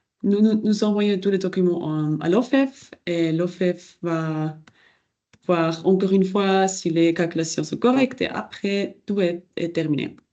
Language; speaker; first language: French; non-native, local second language; German